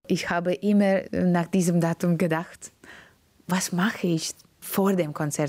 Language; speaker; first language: German; non-native, learner; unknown